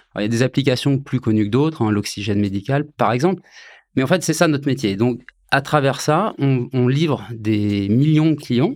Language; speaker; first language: French; native; French